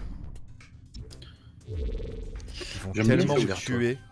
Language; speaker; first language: French; native; French